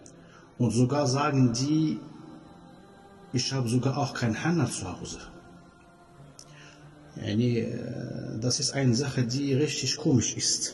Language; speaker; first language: German; non-native, fluent; Arabic